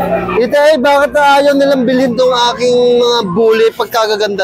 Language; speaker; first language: Filipino; native; Filipino